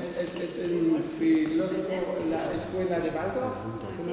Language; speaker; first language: Spanish; non-native, learner; Dutch